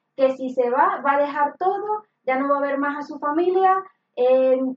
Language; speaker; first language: Spanish; native; Spanish